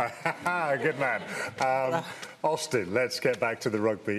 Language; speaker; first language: English; native; English